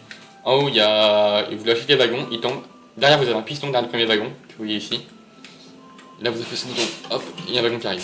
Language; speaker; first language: French; native; French